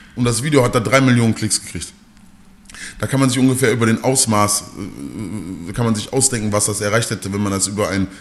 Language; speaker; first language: German; native; German